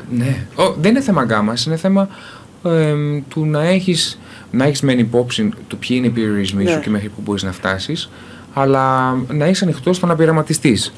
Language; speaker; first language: Greek; early bilingual, heritage; Greek